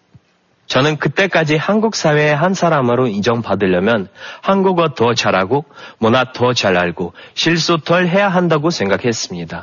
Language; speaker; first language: Korean; non-native, fluent; Russian